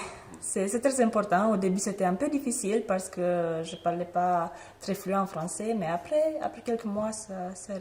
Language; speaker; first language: French; non-native, fluent; Romanian